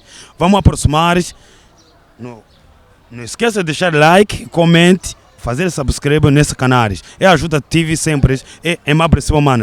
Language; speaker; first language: Portuguese; non-native, learner; Kinyarwanda